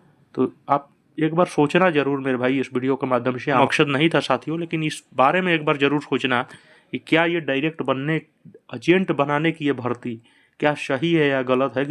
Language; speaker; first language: Hindi; native; Hindi